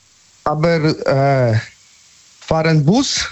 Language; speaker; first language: German; non-native, learner; Polish